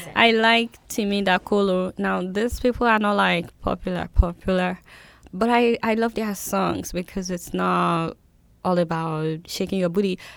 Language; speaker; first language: English; non-native, local second language; Yoruba